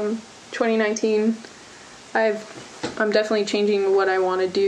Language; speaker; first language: English; native; English